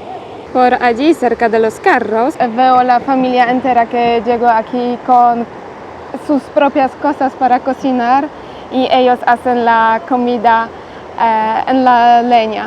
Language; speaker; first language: Spanish; non-native, learner; Polish